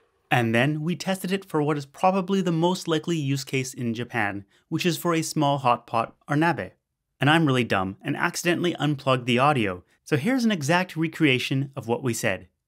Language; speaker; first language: English; native; English